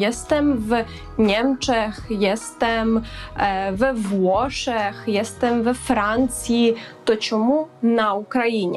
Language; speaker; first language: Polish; non-native, fluent; Ukrainian